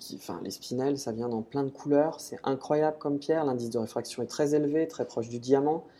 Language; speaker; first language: French; native; French